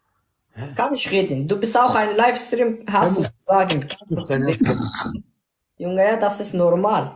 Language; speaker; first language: German; non-native, learner; Persian